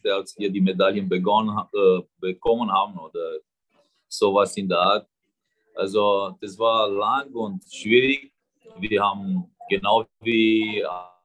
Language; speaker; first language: German; non-native, fluent; Romanian